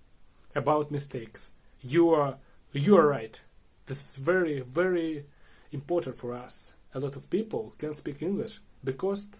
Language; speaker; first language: English; non-native, learner; Russian